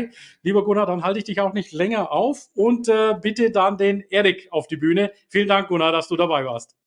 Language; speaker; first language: German; native; German